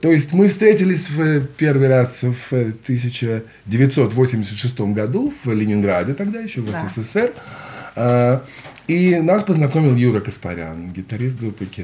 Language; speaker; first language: Russian; native; Russian